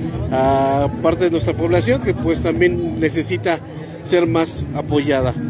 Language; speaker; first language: Spanish; native; Spanish